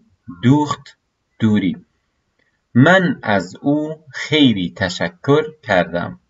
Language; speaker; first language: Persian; non-native, fluent; Central Kurdish